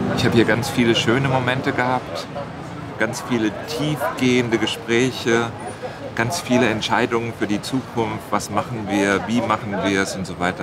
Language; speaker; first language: German; native; German